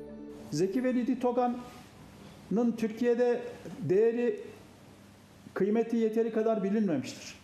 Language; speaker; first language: Turkish; native; Turkish